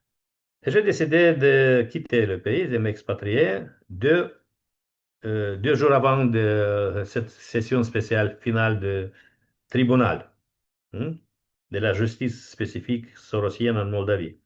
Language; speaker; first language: French; non-native, fluent; Romanian